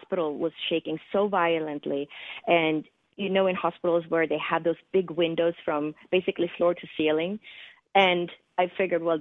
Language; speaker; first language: English; non-native, fluent; Swedish